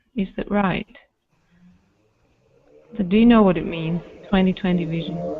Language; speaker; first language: English; non-native, fluent; Russian